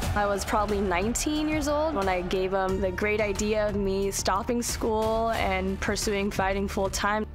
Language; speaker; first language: English; native; English